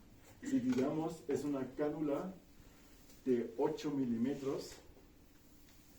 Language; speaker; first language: Spanish; non-native, fluent; German